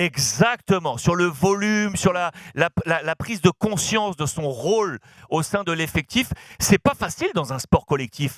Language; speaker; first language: French; native; French